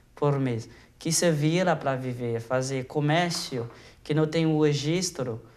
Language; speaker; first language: Portuguese; non-native, fluent; Haitian Creole